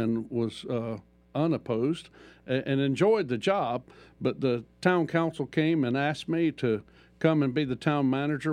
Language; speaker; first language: English; native; English